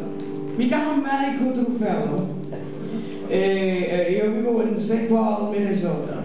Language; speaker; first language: Italian; non-native, learner; English